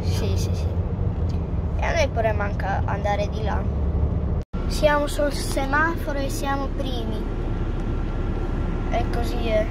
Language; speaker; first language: Italian; non-native, fluent; Ukrainian